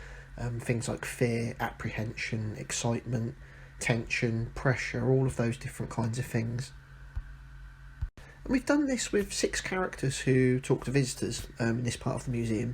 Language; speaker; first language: English; native; English